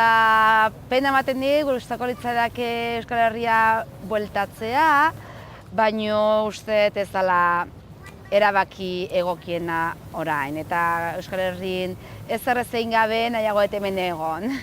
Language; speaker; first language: Basque; non-native, local second language; Spanish